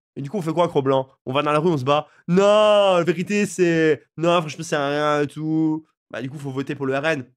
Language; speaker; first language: French; native; French